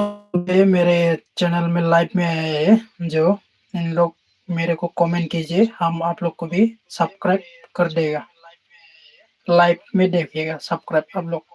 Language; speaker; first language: Hindi; non-native, local second language; Bodo